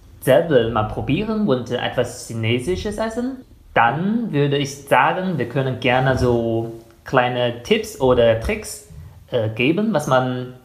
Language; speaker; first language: German; non-native, fluent; Chinese